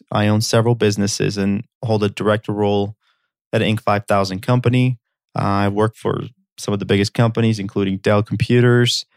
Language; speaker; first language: English; early bilingual, other home language; Armenian